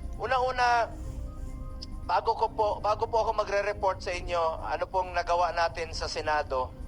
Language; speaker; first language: Filipino; non-native, local second language; Cebuano